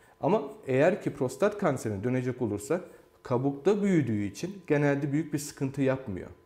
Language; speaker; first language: Turkish; early bilingual, heritage; Turkish